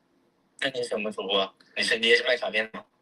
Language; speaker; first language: Chinese; native; Chinese